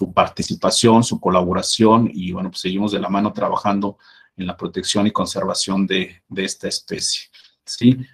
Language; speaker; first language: Spanish; native; Spanish